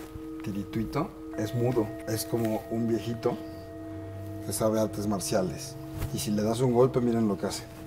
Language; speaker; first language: Spanish; native; Spanish